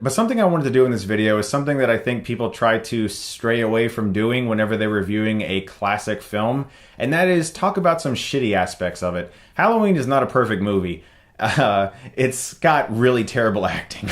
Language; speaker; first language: English; native; English